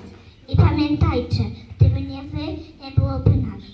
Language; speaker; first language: Polish; native; Polish